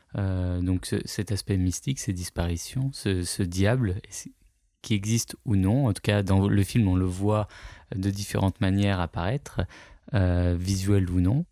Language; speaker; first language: French; native; French